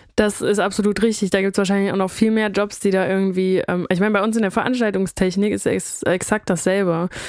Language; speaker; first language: German; native; German